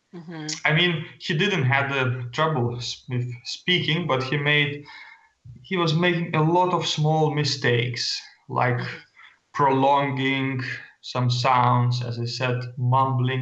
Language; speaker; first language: English; non-native, fluent; Lithuanian